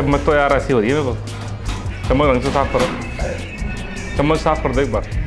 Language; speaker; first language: Spanish; non-native, fluent; Hindi